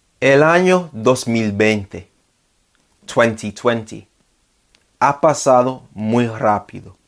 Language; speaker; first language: Spanish; non-native, fluent; English